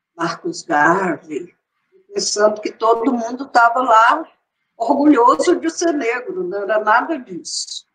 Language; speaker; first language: Portuguese; native; Portuguese